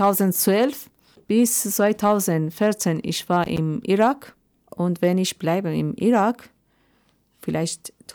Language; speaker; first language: German; non-native, learner; Persian